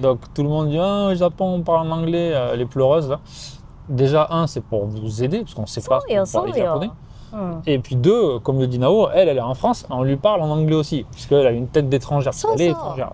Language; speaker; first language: French; native; French